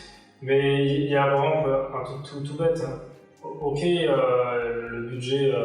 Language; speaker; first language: French; native; French